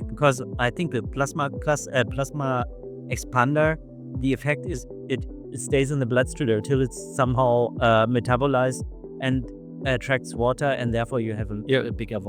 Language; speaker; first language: English; non-native, fluent; German